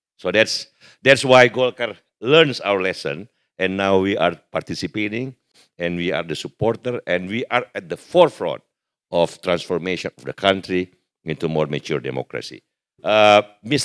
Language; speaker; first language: English; non-native, fluent; Indonesian